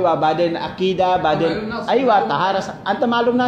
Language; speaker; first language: Arabic; non-native, learner; Filipino